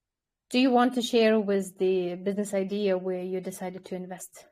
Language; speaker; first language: English; non-native, fluent; Kyrgyz